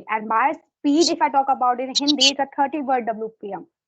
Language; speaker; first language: English; non-native, fluent; Hindi